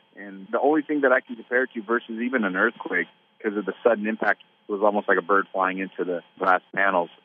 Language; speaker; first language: English; native; English